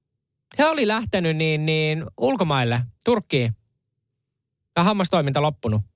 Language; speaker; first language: Finnish; native; Finnish